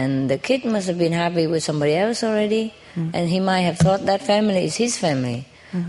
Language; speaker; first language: English; non-native, fluent; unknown